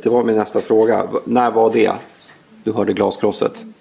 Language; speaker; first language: Swedish; native; Swedish